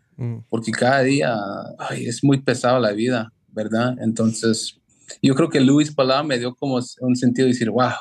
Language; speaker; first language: Spanish; early bilingual, heritage; Spanish